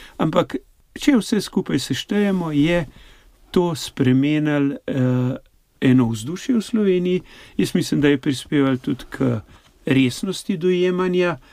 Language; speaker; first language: Slovenian; native; Slovenian